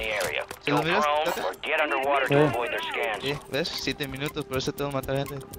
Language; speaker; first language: Spanish; early bilingual, heritage; English